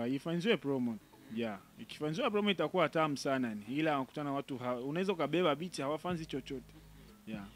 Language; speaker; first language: Swahili; native; Swahili